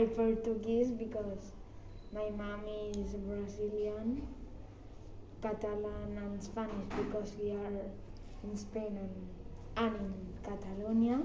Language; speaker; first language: English; non-native, learner; Catalan